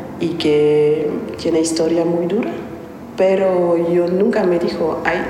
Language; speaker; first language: Spanish; non-native, learner; French